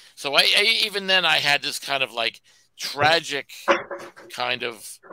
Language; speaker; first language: English; native; English